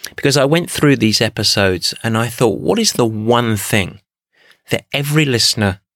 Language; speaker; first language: English; native; English